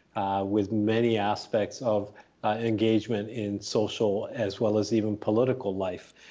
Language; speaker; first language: English; early bilingual, other home language; Japanese